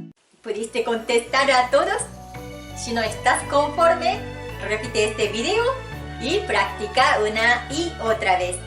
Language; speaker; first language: Spanish; non-native, fluent; Japanese